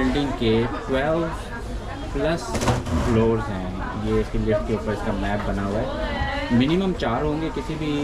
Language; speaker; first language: Urdu; native; Urdu